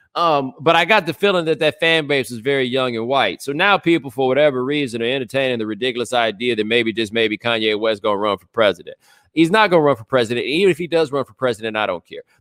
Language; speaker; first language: English; native; English